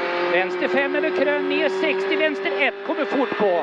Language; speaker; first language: Swedish; native; Swedish